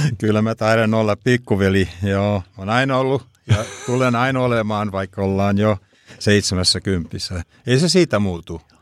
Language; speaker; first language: Finnish; early bilingual, heritage; Finnish